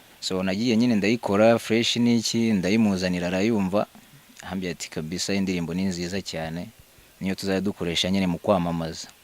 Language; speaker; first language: Kinyarwanda; early bilingual, heritage; Kinyarwanda